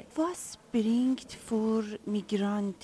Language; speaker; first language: German; non-native, learner; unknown